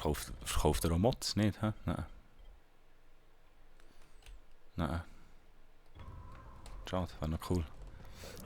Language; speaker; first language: German; native; German